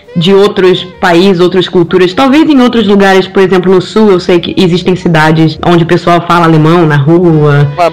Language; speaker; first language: Portuguese; native; Portuguese